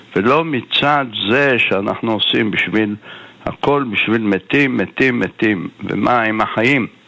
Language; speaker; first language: Hebrew; native; Hebrew